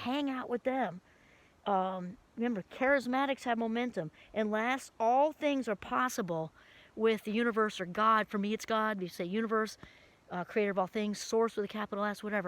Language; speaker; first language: English; native; English